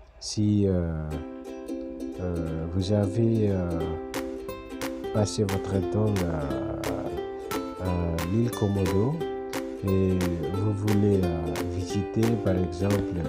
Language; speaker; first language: French; non-native, fluent; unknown